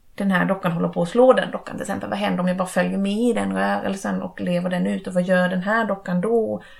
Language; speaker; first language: Swedish; native; Swedish